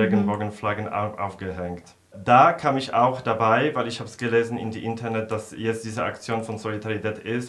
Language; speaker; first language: German; non-native, fluent; Polish